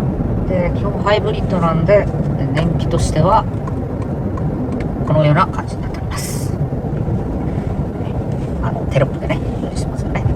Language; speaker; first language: Japanese; native; Japanese